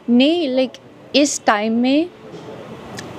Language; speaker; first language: Hindi; non-native, learner; English